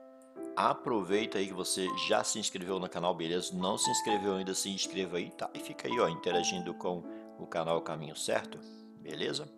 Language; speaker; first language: Portuguese; native; Portuguese